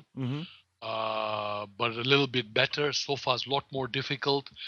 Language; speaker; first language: English; non-native, local second language; Gujarati